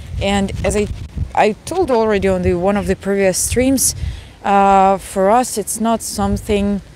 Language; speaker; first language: English; non-native, fluent; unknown